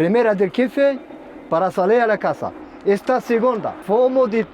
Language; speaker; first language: Spanish; non-native, learner; Arabic